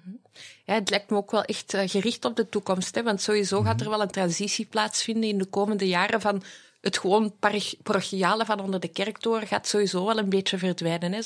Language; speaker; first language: Dutch; native; Dutch